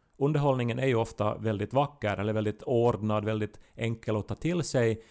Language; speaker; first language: Swedish; native; Swedish